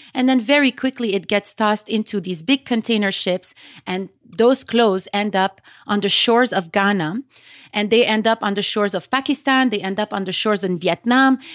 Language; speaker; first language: English; early bilingual, other home language; Arabic